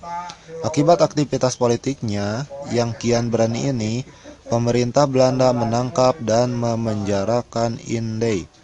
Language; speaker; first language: Indonesian; native; Indonesian